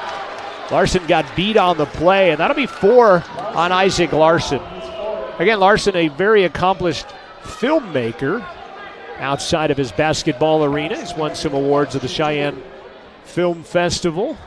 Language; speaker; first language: English; native; English